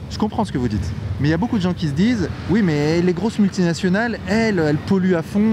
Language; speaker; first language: French; native; French